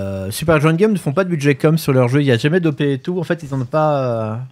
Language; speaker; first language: French; native; French